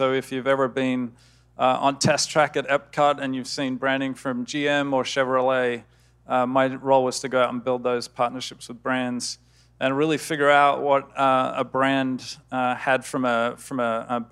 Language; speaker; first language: English; native; English